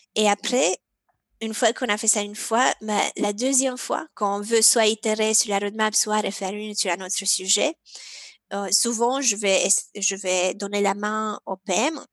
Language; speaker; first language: French; non-native, fluent; Romanian